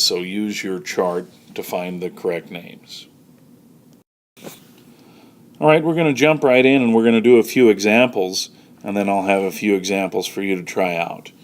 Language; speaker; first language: English; native; English